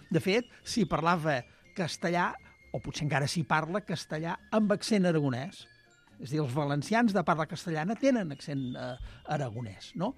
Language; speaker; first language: Catalan; native; Catalan